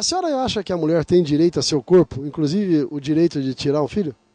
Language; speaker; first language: Portuguese; native; Portuguese